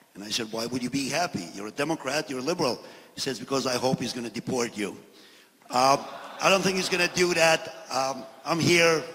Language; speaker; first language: English; non-native, fluent; Albanian